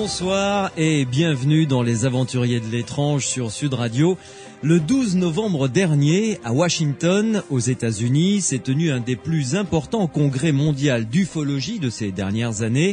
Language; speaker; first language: French; native; French